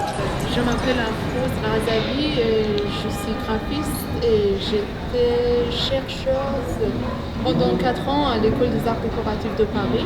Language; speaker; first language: French; non-native, fluent; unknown